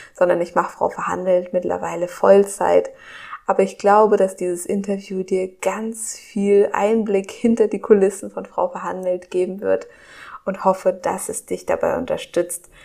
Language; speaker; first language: German; early bilingual, other home language; Russian